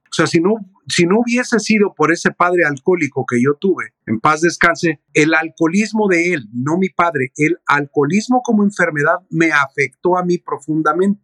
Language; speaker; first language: Spanish; native; Spanish